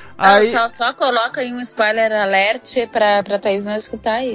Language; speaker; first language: Portuguese; native; Portuguese